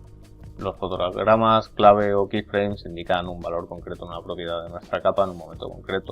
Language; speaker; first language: Spanish; native; Spanish